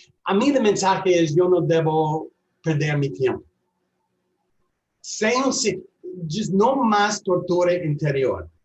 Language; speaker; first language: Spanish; non-native, learner; English